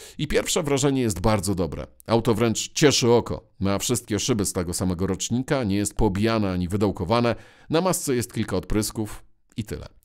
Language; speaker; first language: Polish; native; Polish